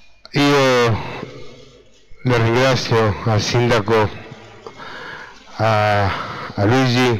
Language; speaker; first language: Italian; non-native, fluent; Spanish